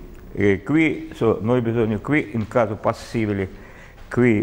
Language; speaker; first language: Italian; non-native, learner; Russian